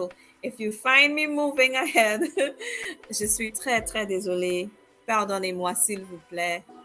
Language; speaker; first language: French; non-native, fluent; English